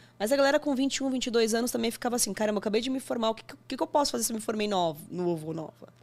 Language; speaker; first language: Portuguese; native; Portuguese